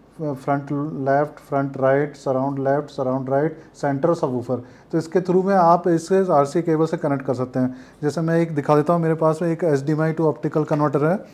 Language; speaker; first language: Hindi; native; Hindi